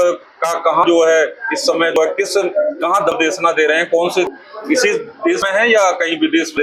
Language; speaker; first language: Hindi; native; Hindi